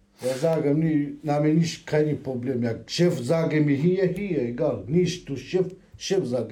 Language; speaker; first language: German; non-native, learner; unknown